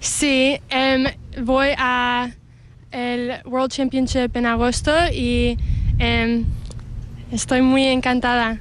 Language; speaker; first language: Spanish; early bilingual, heritage; English